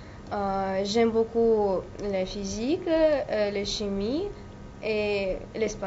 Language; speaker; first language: French; non-native, learner; Russian